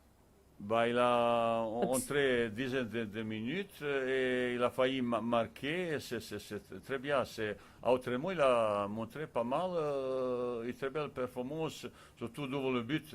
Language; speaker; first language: French; non-native, fluent; Bosnian